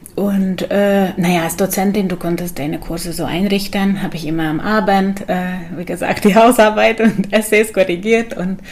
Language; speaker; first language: German; non-native, fluent; Hungarian